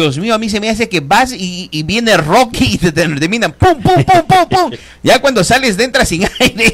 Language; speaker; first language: Spanish; native; Spanish